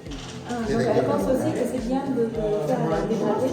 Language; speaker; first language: French; non-native, fluent; Japanese